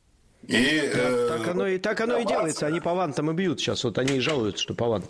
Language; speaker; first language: Russian; native; Russian